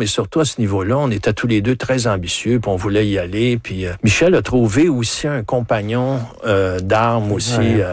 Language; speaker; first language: French; native; French